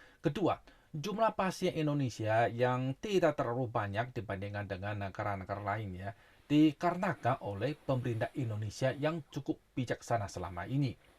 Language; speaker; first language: Indonesian; non-native, fluent; Chinese